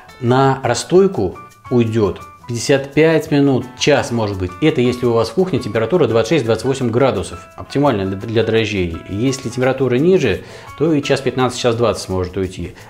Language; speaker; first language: Russian; native; Russian